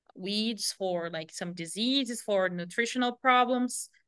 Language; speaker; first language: English; non-native, fluent; Portuguese